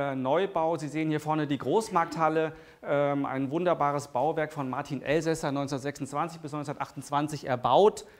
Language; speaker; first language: German; native; German